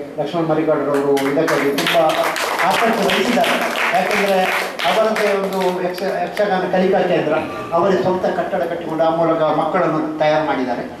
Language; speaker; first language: Kannada; non-native, local second language; Konkani